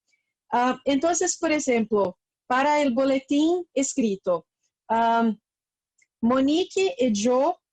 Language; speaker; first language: Spanish; non-native, fluent; Portuguese